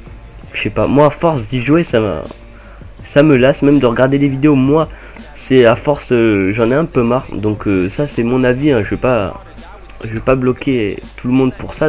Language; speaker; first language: French; native; French